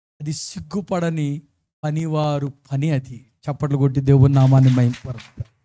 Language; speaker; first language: Telugu; early bilingual, other home language; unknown